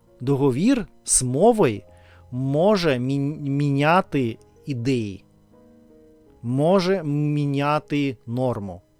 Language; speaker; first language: Ukrainian; non-native, learner; Russian